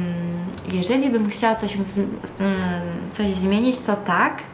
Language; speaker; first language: Polish; early bilingual, heritage; Polish